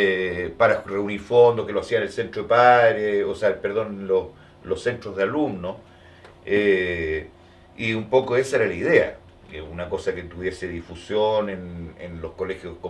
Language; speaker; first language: Spanish; native; Spanish